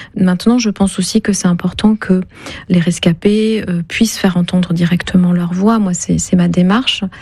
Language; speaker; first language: French; non-native, local second language; Kinyarwanda